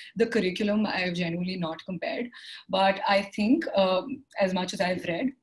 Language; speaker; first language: English; non-native, local second language; Hindi